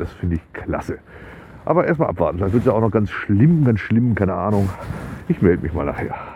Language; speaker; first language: German; native; German